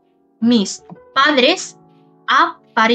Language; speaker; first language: Spanish; non-native, fluent; Bangla